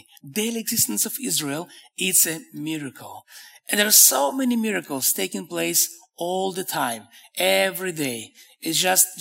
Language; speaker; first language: English; non-native, fluent; Hebrew